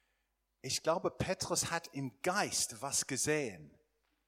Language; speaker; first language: German; non-native, fluent; English